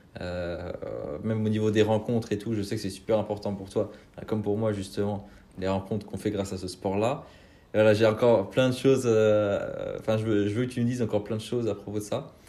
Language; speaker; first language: French; native; French